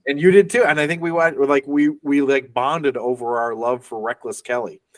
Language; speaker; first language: English; native; English